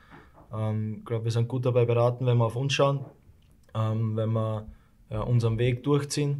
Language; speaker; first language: German; native; German